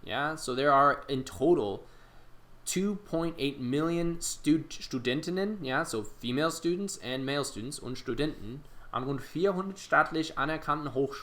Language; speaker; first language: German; non-native, fluent; English